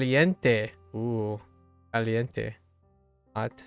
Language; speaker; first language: Spanish; non-native, learner; English